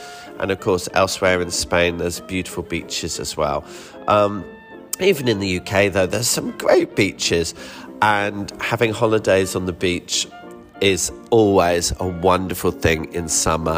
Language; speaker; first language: English; native; English